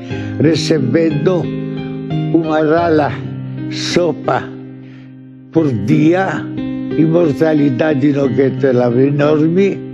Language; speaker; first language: Portuguese; non-native, fluent; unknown